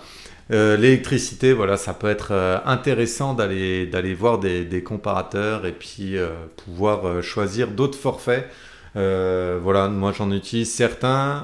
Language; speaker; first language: French; native; French